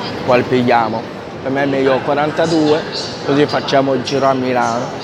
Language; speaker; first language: Italian; non-native, fluent; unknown